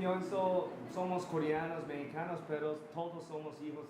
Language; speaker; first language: Spanish; non-native, learner; Korean